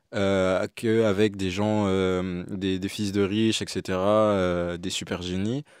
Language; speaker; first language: French; native; French